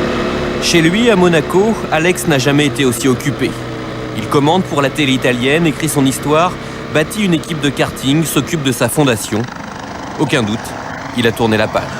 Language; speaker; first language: French; native; French